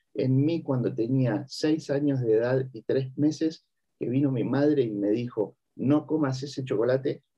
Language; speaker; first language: Spanish; native; Spanish